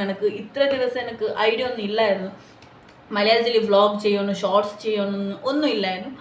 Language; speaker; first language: Malayalam; non-native, local second language; Tulu